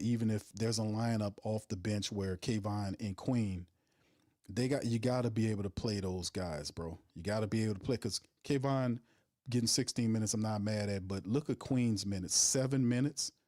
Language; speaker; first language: English; native; English